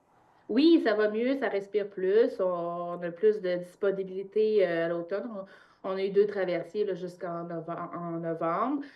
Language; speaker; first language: French; native; French